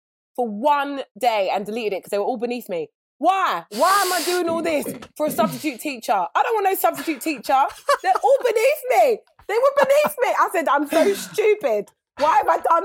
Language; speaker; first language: English; native; English